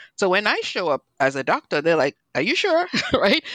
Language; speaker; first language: English; non-native, local second language; Igbo